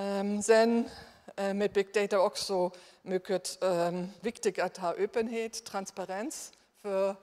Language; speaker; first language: Danish; non-native, learner; German